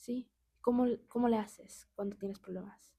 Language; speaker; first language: Spanish; early bilingual, heritage; Spanish